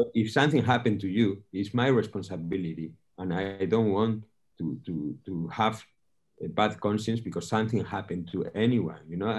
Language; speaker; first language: English; non-native, fluent; Spanish